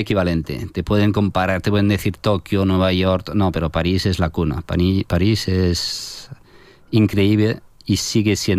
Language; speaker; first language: Spanish; non-native, fluent; French